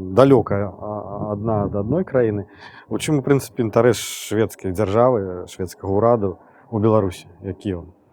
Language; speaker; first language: Belarusian; non-native, local second language; Russian